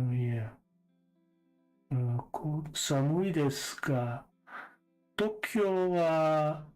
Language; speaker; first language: Japanese; non-native, learner; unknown